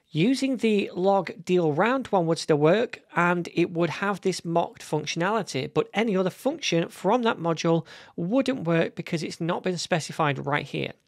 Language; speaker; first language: English; native; English